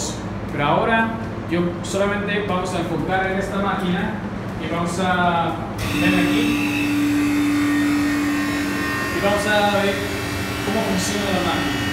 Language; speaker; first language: Spanish; non-native, learner; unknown